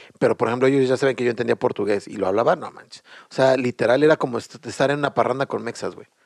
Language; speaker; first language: Spanish; native; Spanish